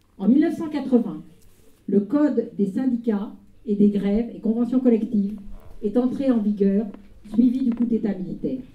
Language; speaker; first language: French; native; French